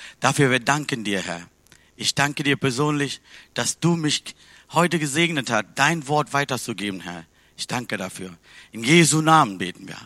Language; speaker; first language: German; non-native, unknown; Tamil